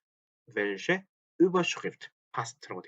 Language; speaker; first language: German; non-native, fluent; Korean